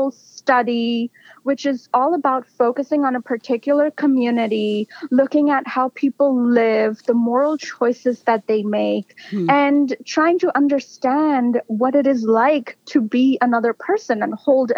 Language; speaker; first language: English; non-native, local second language; Bangla